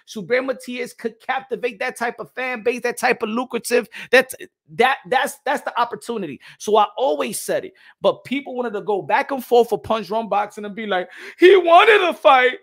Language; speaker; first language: English; early bilingual, other home language; Spanish